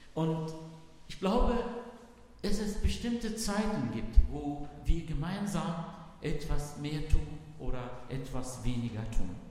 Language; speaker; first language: German; non-native, fluent; Arabic